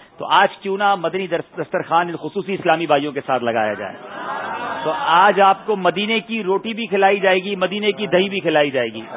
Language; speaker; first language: Urdu; native; Urdu